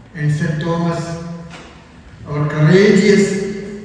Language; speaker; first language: English; non-native, local second language; Malayalam